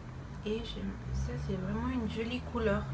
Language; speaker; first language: French; non-native, fluent; Spanish